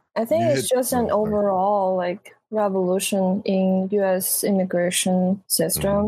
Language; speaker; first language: English; non-native, fluent; Chinese